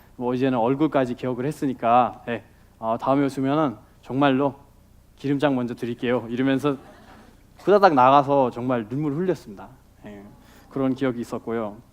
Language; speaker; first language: Korean; non-native, fluent; Nepali